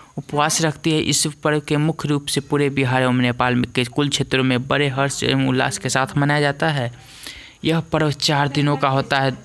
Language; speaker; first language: Hindi; native; Hindi